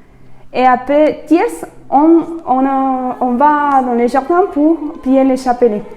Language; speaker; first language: French; non-native, fluent; Spanish